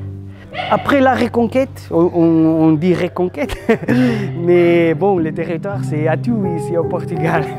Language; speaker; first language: French; non-native, fluent; Portuguese